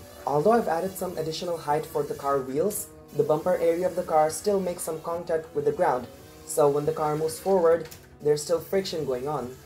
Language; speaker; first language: English; non-native, fluent; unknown